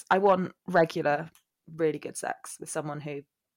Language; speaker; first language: English; native; English